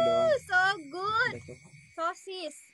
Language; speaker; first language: English; non-native, learner; Indonesian